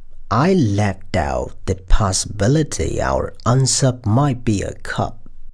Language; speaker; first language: English; non-native, fluent; Chinese